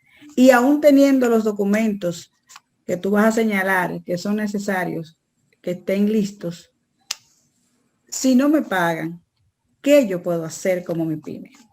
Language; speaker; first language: Spanish; native; Spanish